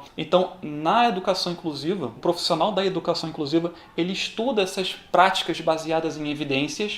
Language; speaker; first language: Portuguese; native; Portuguese